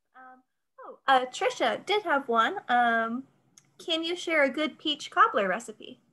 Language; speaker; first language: English; native; English